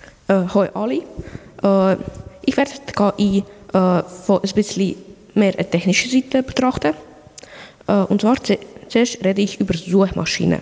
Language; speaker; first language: German; non-native, local second language; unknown